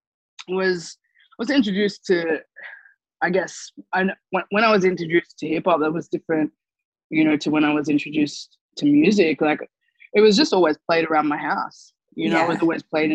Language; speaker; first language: English; native; English